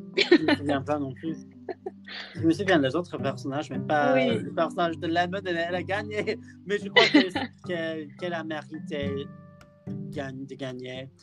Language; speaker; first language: French; non-native, learner; English